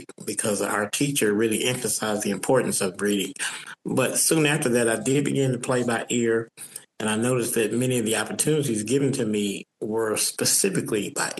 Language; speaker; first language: English; native; English